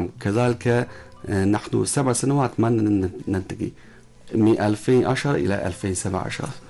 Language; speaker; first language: Arabic; non-native, learner; Chinese